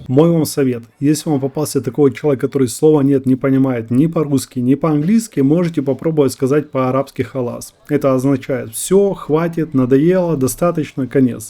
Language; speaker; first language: Russian; native; Russian